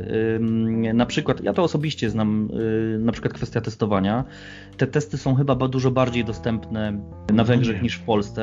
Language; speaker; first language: Polish; native; Polish